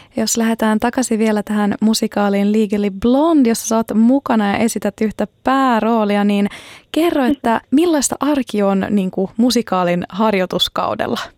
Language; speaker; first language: Finnish; native; Finnish